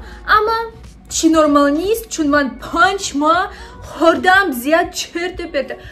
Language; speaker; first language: Persian; non-native, learner; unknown